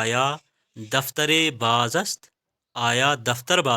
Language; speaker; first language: Persian; non-native, fluent; Urdu